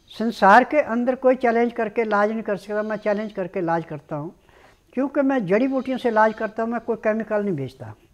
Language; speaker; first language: Hindi; native; Hindi